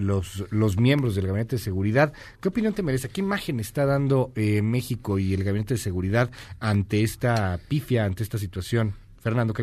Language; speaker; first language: Spanish; native; Spanish